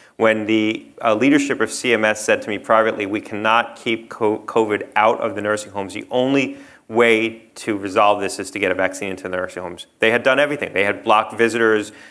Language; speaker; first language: English; native; English